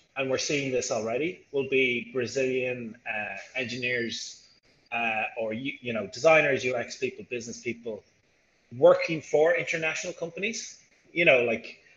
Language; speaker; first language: English; native; English